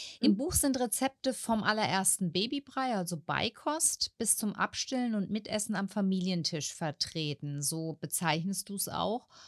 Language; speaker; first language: German; native; German